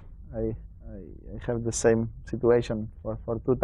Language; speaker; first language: English; non-native, learner; Spanish